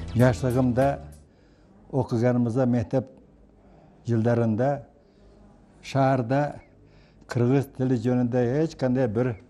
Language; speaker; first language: Kyrgyz; non-native, local second language; Uzbek